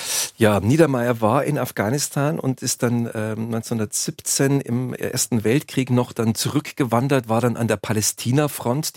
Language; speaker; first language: German; native; German